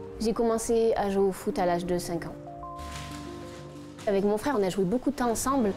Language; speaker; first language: French; native; French